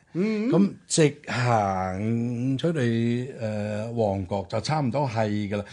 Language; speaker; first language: Cantonese; early bilingual, other home language; Swedish